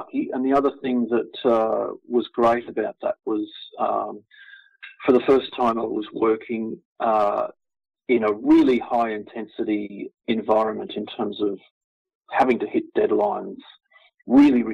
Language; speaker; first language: English; native; English